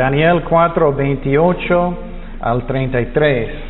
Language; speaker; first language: Spanish; non-native, fluent; English